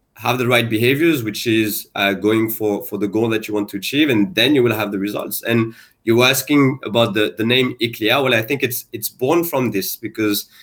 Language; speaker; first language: English; non-native, fluent; French